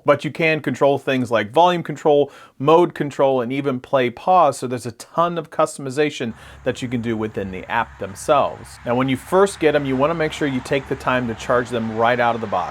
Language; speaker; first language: English; native; English